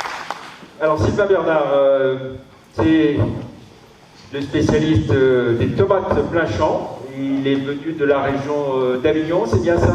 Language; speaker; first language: French; native; French